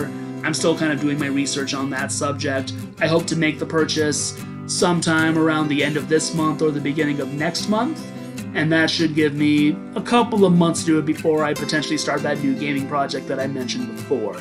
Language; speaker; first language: English; native; English